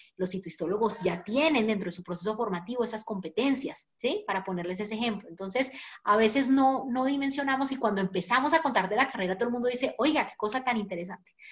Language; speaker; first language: Spanish; native; Spanish